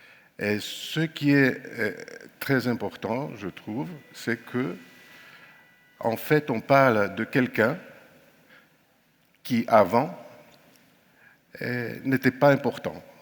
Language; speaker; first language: French; non-native, fluent; Greek